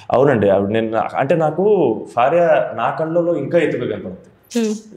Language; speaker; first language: Telugu; native; Telugu